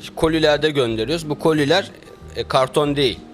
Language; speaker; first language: Turkish; native; Turkish